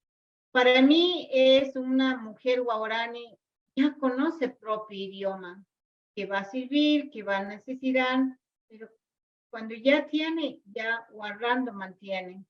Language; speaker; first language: Spanish; non-native, local second language; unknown